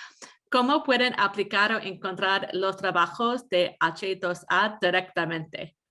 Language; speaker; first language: Spanish; non-native, fluent; English